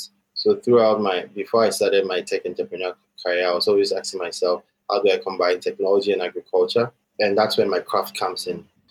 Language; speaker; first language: English; non-native, local second language; Akan